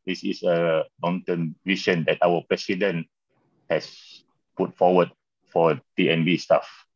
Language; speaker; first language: English; non-native, local second language; Malay